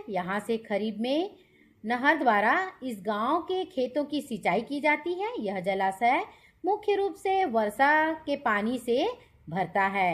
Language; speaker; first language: Hindi; native; Hindi